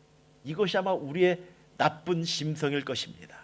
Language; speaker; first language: Korean; native; Korean